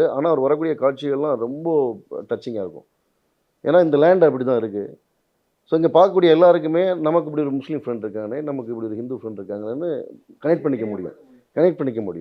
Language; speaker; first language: Tamil; native; Tamil